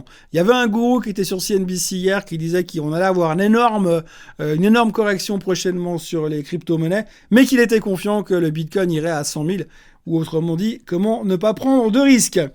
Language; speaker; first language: French; native; French